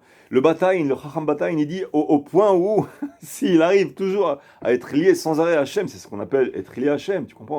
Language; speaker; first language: French; native; French